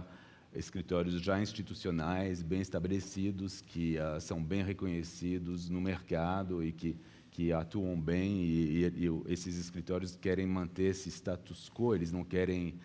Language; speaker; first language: Portuguese; early bilingual, heritage; Portuguese